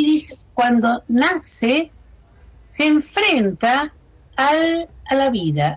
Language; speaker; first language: Spanish; native; Spanish